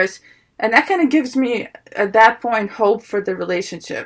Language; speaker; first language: English; early bilingual, other home language; Ukrainian